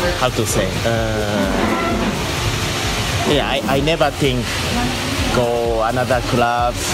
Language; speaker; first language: English; non-native, learner; Japanese